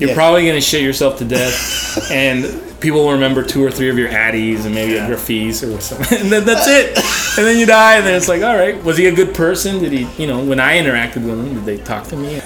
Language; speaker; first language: English; early bilingual, other home language; Spanish